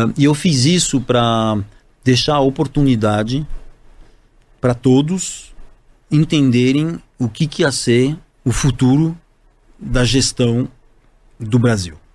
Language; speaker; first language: Portuguese; non-native, fluent; French